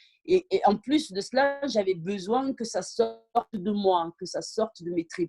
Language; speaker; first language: French; early bilingual, other home language; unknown